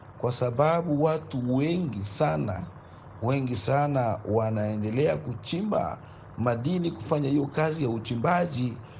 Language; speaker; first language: Swahili; native; Swahili